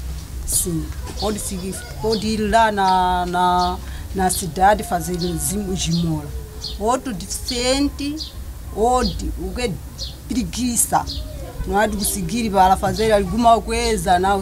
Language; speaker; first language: Portuguese; non-native, learner; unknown